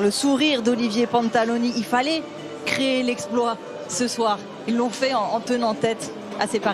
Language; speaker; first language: French; native; French